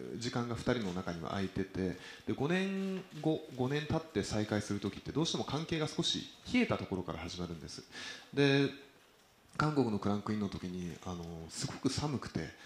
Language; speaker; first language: Japanese; native; Japanese